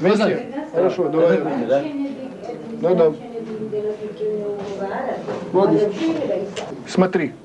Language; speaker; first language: Russian; non-native, learner; French